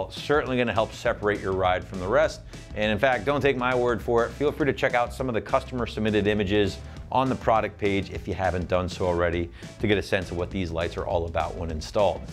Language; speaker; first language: English; native; English